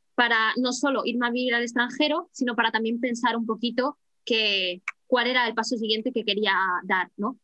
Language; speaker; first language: Spanish; native; Spanish